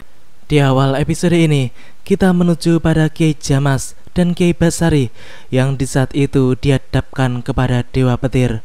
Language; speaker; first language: Indonesian; native; Indonesian